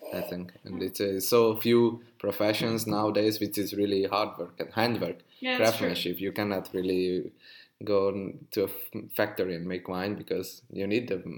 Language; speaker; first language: English; non-native, fluent; Hungarian